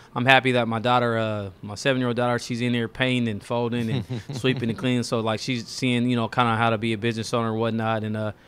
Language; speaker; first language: English; native; English